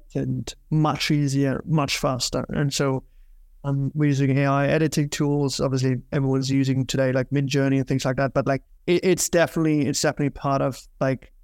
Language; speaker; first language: English; non-native, fluent; German